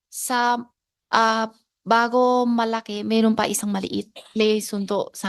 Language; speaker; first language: Filipino; non-native, learner; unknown